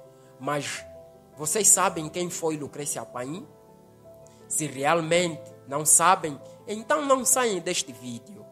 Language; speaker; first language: Portuguese; native; Portuguese